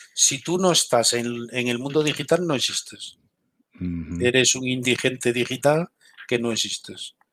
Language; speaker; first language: Spanish; native; Spanish